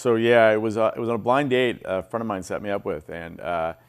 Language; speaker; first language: English; native; English